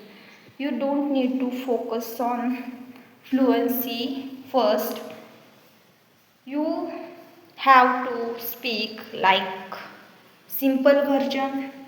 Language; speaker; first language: English; non-native, learner; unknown